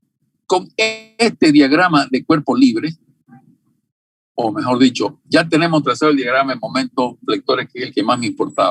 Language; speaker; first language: Spanish; native; Spanish